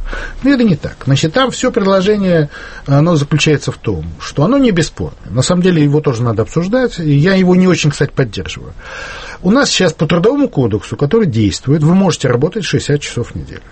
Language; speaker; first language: Russian; native; Russian